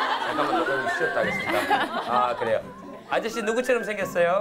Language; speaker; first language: Korean; native; Korean